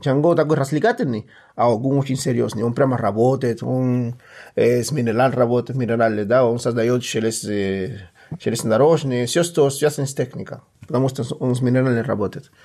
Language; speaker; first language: Russian; non-native, fluent; Spanish